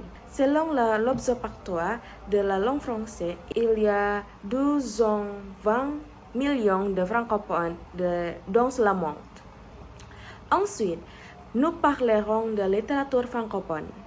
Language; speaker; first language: French; non-native, learner; Indonesian